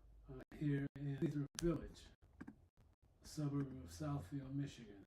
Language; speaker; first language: English; native; English